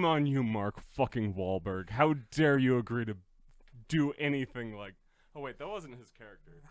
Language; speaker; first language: English; native; English